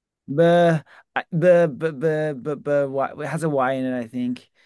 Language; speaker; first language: English; native; English